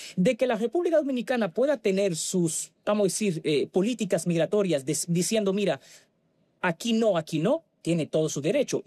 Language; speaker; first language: Spanish; non-native, fluent; Haitian Creole